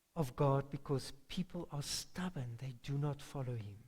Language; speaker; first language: English; non-native, local second language; Afrikaans